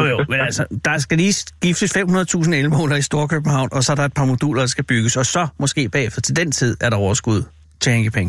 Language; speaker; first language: Danish; native; Danish